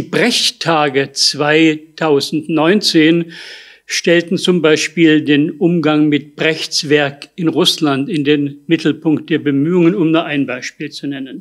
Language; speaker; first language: German; native; German